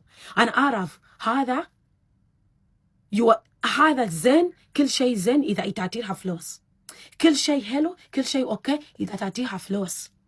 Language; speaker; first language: Arabic; non-native, learner; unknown